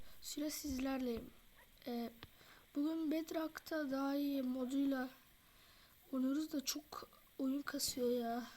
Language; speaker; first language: Turkish; native; Turkish